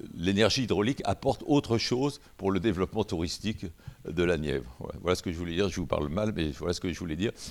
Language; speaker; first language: French; native; French